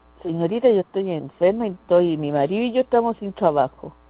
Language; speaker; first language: Spanish; native; Spanish